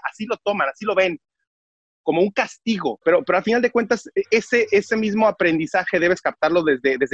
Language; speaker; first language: Spanish; native; Spanish